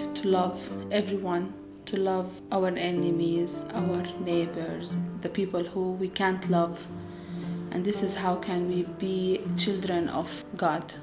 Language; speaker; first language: English; non-native, fluent; Arabic